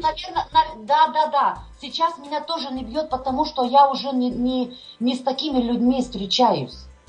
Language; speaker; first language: Russian; non-native, fluent; Lithuanian